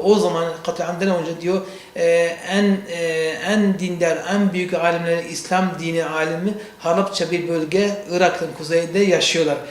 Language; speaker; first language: Turkish; non-native, learner; Central Kurdish